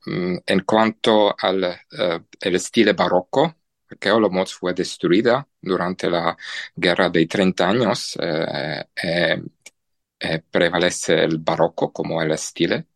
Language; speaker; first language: Spanish; non-native, fluent; Czech